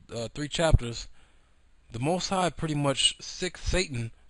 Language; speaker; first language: English; native; English